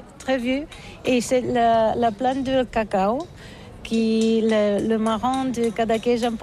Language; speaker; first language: French; non-native, learner; Catalan